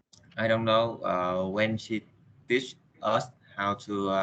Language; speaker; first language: English; non-native, learner; Vietnamese